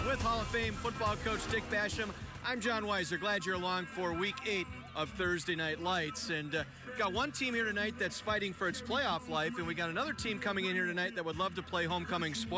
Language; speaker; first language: English; native; English